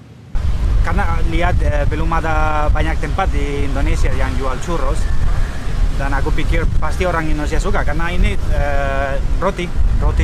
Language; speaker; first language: Indonesian; non-native, learner; Spanish